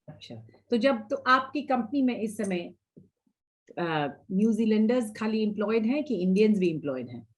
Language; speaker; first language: Hindi; native; Hindi